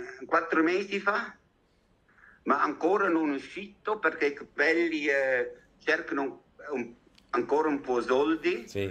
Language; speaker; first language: Italian; non-native, learner; German